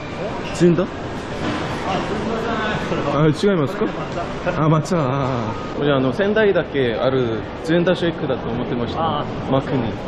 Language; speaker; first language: Japanese; non-native, learner; Korean